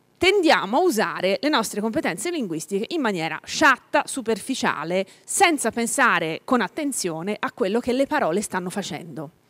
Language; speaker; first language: Italian; native; Italian